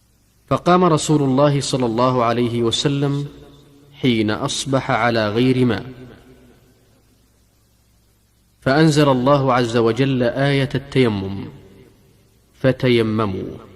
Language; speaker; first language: Arabic; native; Arabic